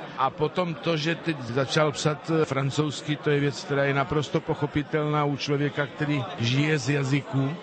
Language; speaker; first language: Czech; non-native, fluent; Spanish